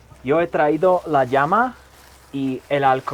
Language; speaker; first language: Spanish; non-native, learner; Slovak